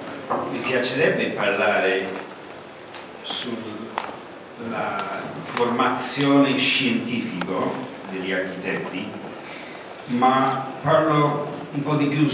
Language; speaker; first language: Italian; non-native, learner; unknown